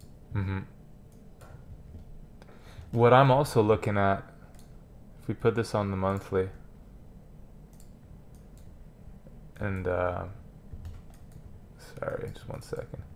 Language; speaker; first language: English; native; English